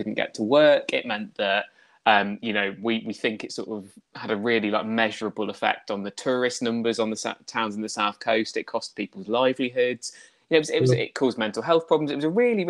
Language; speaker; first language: English; native; English